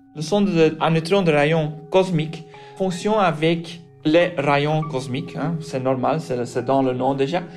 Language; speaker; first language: French; non-native, local second language; Dutch